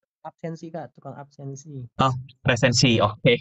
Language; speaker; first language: Indonesian; native; Indonesian